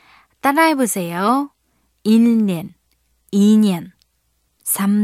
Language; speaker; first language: Korean; non-native, fluent; Vietnamese